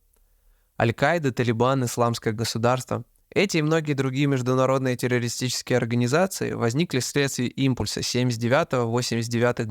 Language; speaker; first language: Russian; native; Russian